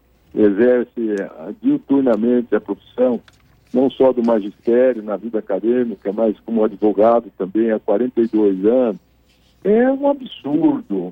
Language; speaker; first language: Portuguese; native; Portuguese